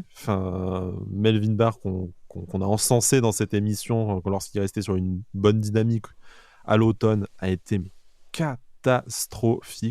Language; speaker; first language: French; native; French